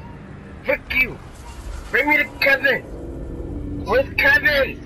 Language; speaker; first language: English; native; English